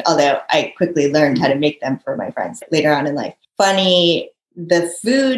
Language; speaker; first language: English; early bilingual, other home language; Japanese